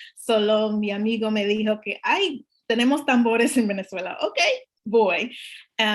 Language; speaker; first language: Spanish; non-native, learner; English